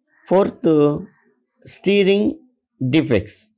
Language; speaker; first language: English; non-native, local second language; Telugu